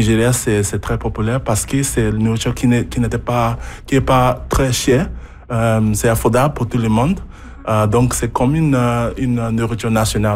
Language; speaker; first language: French; non-native, learner; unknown